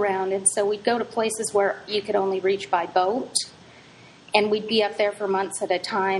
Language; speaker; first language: English; native; English